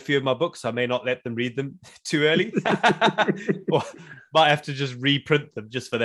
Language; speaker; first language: English; native; English